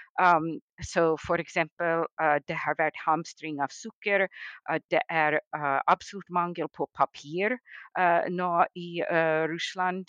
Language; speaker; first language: Norwegian; non-native, fluent; English